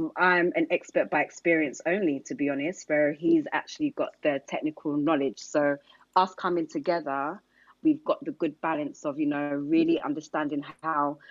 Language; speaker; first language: English; native; English